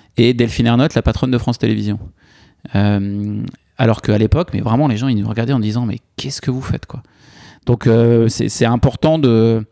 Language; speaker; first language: French; native; French